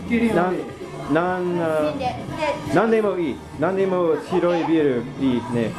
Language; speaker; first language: Japanese; non-native, learner; English